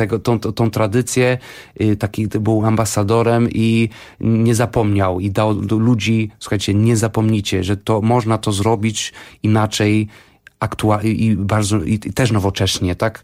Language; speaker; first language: Polish; non-native, fluent; Portuguese